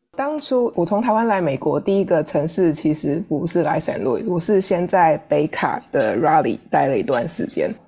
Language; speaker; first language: Chinese; native; Chinese